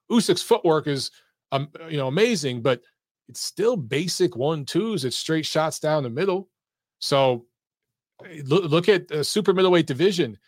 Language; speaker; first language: English; native; English